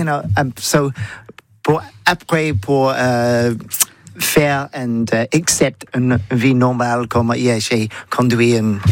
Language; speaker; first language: French; non-native, learner; English